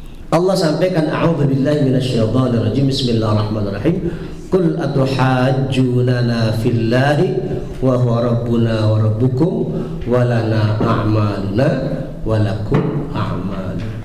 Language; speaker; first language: Indonesian; native; Indonesian